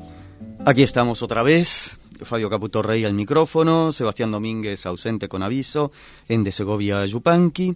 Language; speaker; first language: Spanish; native; Spanish